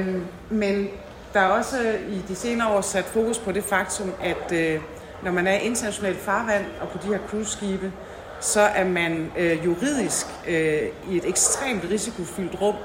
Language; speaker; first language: Danish; native; Danish